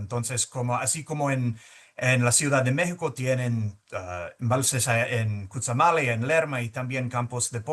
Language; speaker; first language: Spanish; early bilingual, heritage; Spanish